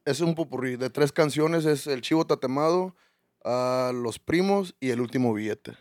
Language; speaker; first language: Spanish; early bilingual, heritage; Spanish